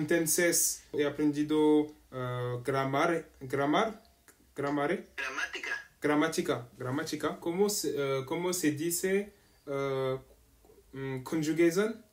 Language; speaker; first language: Spanish; non-native, learner; French